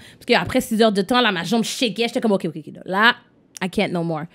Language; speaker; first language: French; non-native, local second language; English